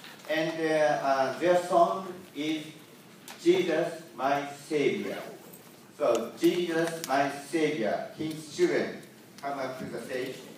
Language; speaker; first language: English; non-native, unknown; Japanese